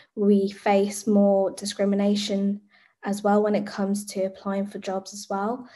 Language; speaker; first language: English; native; English